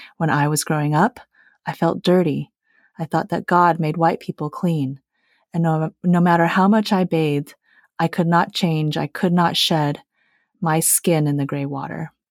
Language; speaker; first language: English; early bilingual, other home language; Chinese